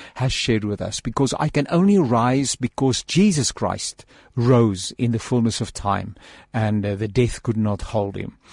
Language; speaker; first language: English; non-native, local second language; Afrikaans